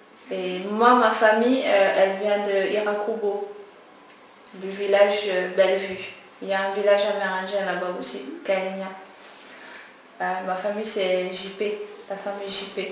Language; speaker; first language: French; non-native, local second language; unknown